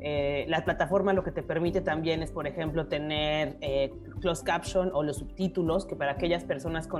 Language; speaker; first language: Spanish; native; Spanish